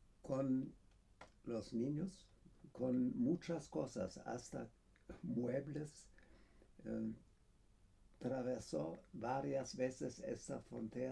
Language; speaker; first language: Spanish; non-native, fluent; German